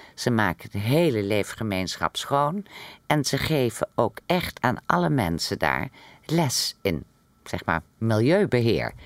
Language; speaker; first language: Dutch; native; Dutch